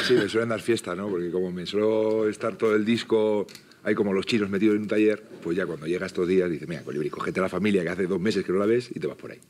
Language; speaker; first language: Spanish; native; Spanish